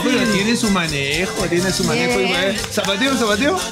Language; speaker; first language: Spanish; native; Spanish